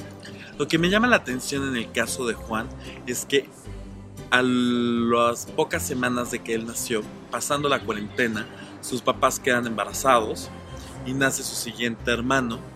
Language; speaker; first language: Spanish; native; Spanish